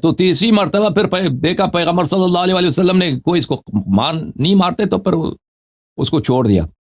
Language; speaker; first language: Urdu; non-native, fluent; Persian